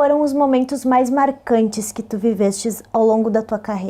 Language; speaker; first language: Portuguese; native; Portuguese